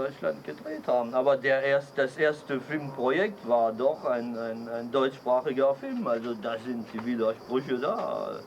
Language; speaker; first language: German; non-native, fluent; French